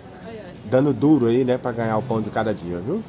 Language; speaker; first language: Portuguese; native; Portuguese